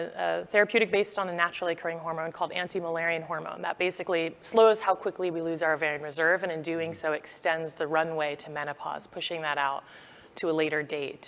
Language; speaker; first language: English; native; English